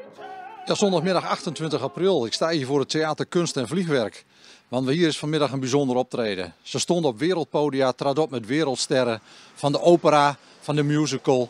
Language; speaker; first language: Dutch; native; Dutch